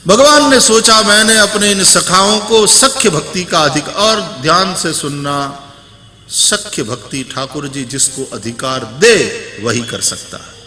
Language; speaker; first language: Hindi; non-native, local second language; Gujarati